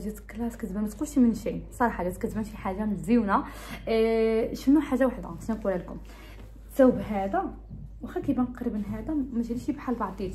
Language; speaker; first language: Arabic; early bilingual, heritage; Arabic